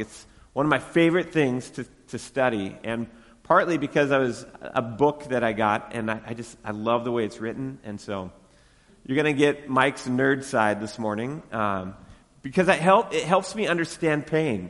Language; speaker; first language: English; native; English